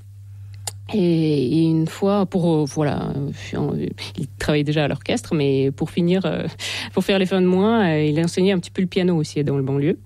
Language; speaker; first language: French; non-native, fluent; Russian